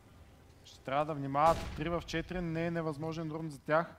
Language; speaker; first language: Bulgarian; native; Bulgarian